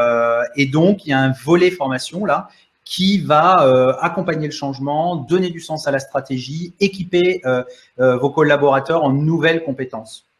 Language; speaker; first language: French; native; French